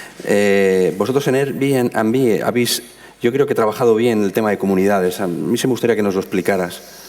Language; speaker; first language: Spanish; native; Spanish